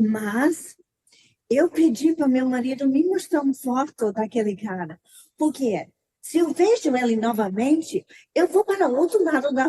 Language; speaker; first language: Portuguese; non-native, learner; English